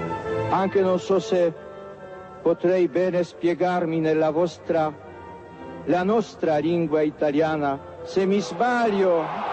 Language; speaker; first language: Italian; non-native, fluent; Polish